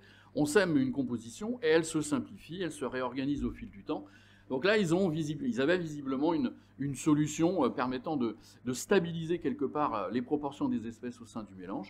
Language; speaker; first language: French; native; French